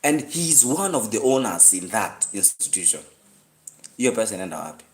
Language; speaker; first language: English; non-native, local second language; Gusii